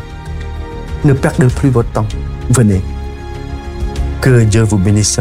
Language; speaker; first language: French; non-native, fluent; Khmer